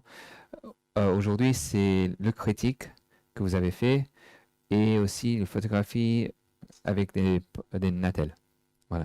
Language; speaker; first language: French; non-native, fluent; English